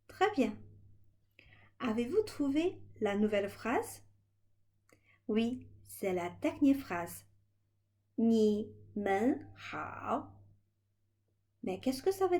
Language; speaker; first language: French; non-native, fluent; Chinese